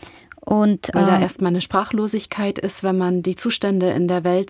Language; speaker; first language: German; native; German